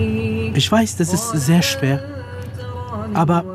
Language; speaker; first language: German; non-native, fluent; Kurdish